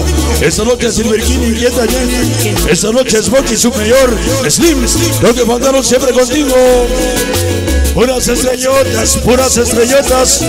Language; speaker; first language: Spanish; native; Spanish